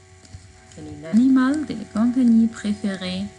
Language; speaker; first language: French; non-native, fluent; Arabic